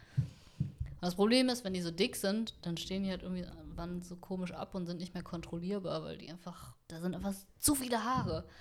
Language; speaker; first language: German; early bilingual, other home language; Vietnamese